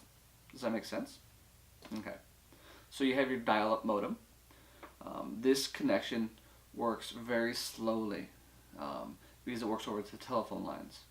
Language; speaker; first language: English; native; English